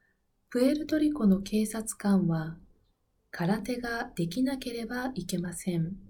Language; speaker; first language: Japanese; non-native, learner; Spanish